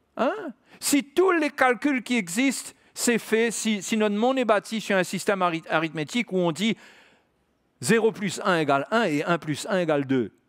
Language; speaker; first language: French; native; French